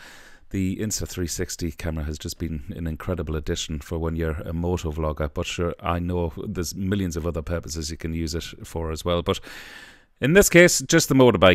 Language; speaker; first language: English; native; English